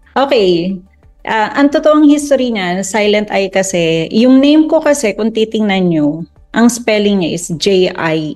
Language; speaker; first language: Filipino; native; Filipino